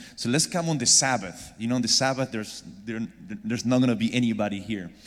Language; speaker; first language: English; non-native, fluent; Spanish